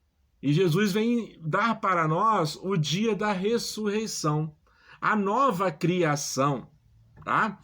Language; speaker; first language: Portuguese; native; Portuguese